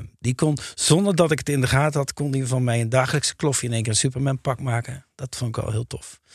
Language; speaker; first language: Dutch; native; Dutch